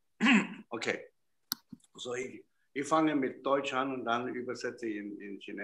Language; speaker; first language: German; non-native, fluent; Chinese